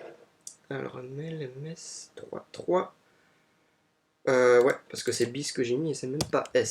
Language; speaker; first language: French; native; French